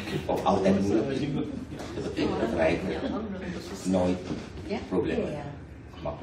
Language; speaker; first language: Dutch; non-native, learner; Indonesian